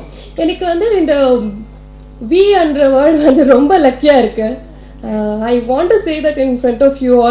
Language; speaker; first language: Tamil; non-native, local second language; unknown